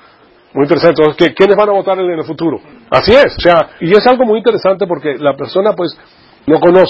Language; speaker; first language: Spanish; native; Spanish